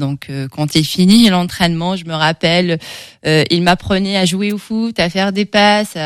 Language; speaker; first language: French; non-native, local second language; Arabic